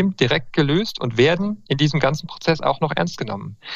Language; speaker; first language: German; native; German